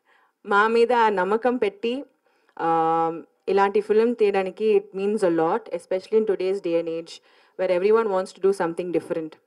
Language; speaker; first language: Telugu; non-native, fluent; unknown